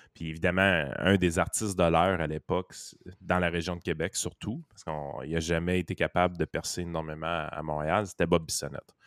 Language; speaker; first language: French; native; French